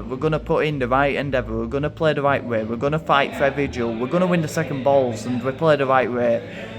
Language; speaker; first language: English; native; English